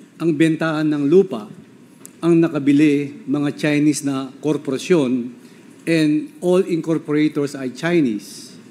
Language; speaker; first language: Filipino; non-native, local second language; Pampanga